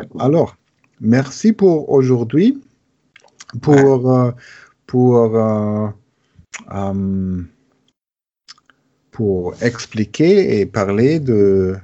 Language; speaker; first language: French; non-native, learner; German